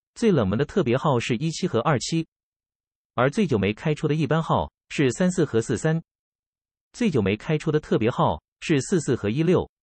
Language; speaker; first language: Chinese; native; Chinese